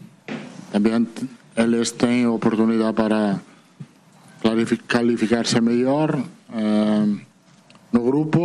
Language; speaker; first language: Portuguese; non-native, fluent; Italian